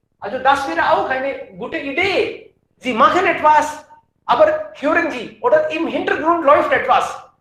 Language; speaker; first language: German; non-native, fluent; Hindi